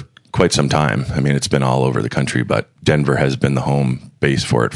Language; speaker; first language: English; native; English